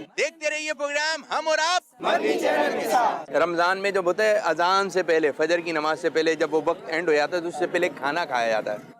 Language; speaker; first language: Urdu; native; Urdu